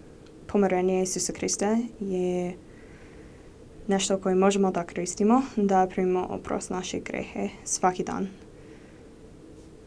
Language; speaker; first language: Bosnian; non-native, learner; English